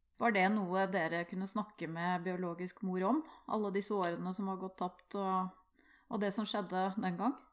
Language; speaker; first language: Norwegian; native; Norwegian